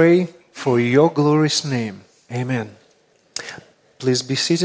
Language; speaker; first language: English; non-native, fluent; Russian